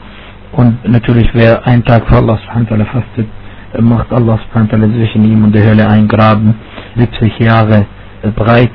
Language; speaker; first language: German; non-native, fluent; Arabic